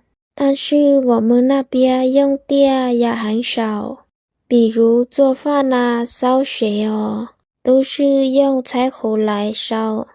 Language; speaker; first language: Chinese; non-native, fluent; Lao